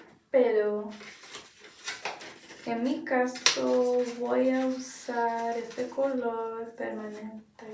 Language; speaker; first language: Spanish; non-native, learner; English